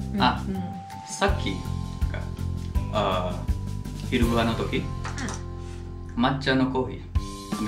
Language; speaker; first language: Japanese; non-native, fluent; Indonesian